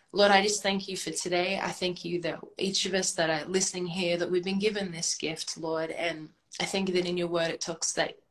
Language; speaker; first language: English; native; English